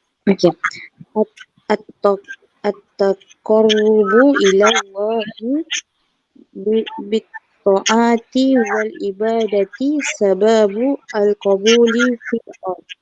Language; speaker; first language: Arabic; non-native, learner; Malay